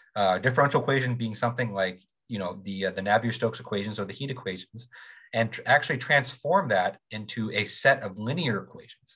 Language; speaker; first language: English; native; English